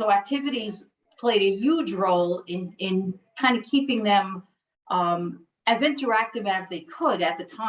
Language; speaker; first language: English; native; English